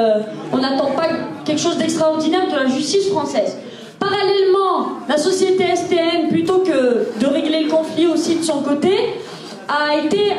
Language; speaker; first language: French; native; French